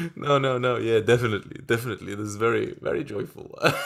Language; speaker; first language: English; non-native, fluent; Turkish